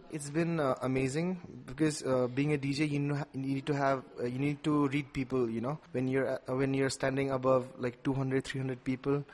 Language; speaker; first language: English; non-native, local second language; Nepali